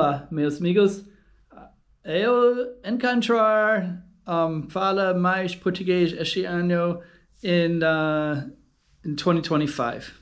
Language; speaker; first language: Portuguese; non-native, learner; English